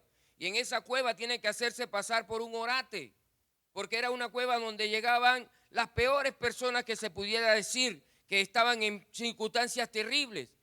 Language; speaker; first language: Spanish; native; Spanish